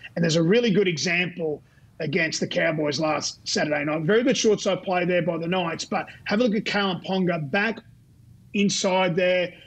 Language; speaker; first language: English; native; English